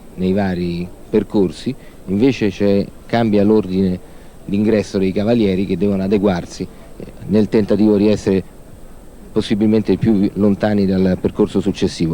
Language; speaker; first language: Italian; native; Italian